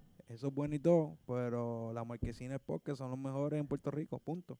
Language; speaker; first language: Spanish; early bilingual, heritage; Spanish